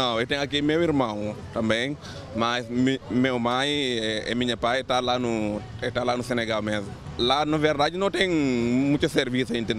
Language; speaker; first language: Portuguese; non-native, learner; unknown